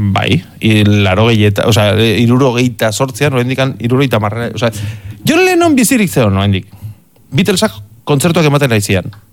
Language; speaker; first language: Basque; native; Basque